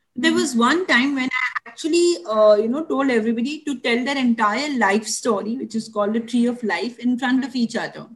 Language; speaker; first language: English; non-native, local second language; Tulu